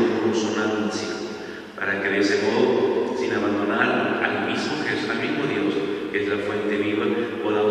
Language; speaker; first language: Spanish; native; Spanish